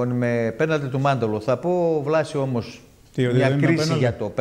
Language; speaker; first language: Greek; native; Greek